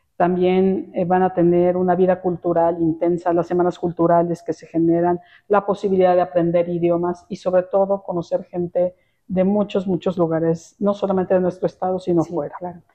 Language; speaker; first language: Spanish; native; Spanish